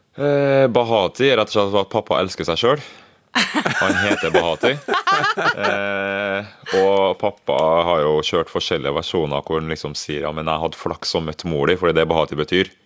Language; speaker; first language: Norwegian; early bilingual, other home language; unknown